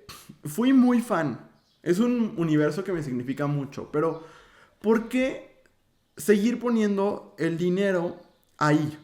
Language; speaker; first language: Spanish; native; Spanish